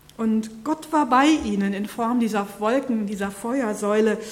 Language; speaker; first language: German; native; German